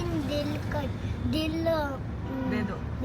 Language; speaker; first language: Hindi; non-native, local second language; Kannada